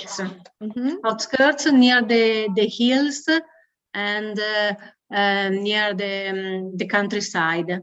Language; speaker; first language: English; non-native, learner; Italian